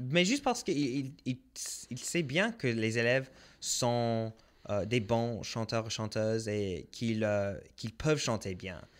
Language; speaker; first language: French; non-native, local second language; English